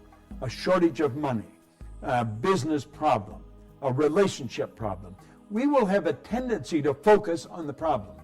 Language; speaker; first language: English; native; English